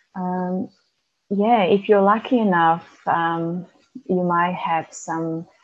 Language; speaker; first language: English; non-native, fluent; Macedonian